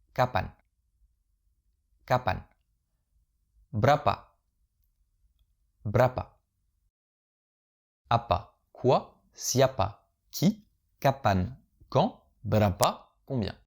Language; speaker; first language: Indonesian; non-native, fluent; French